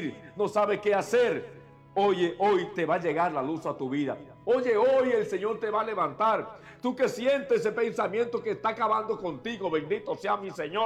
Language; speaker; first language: Spanish; native; Spanish